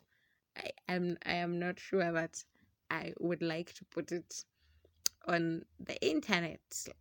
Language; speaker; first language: English; non-native, local second language; Swahili